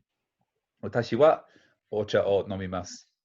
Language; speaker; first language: Japanese; non-native, fluent; English